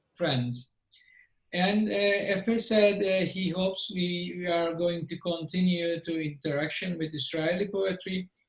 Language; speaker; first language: English; non-native, fluent; Turkish